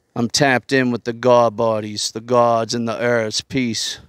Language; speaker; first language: English; native; English